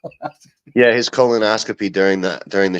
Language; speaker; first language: English; native; English